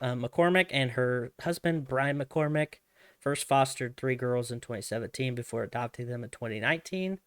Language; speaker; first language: English; native; English